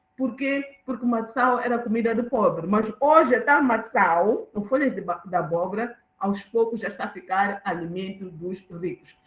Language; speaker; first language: Portuguese; non-native, local second language; Tsonga